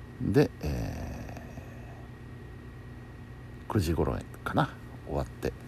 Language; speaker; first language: Japanese; native; Japanese